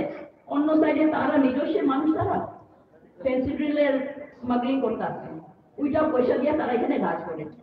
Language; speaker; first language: Bangla; non-native, local second language; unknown